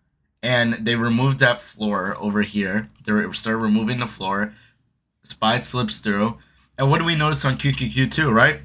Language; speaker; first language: English; native; English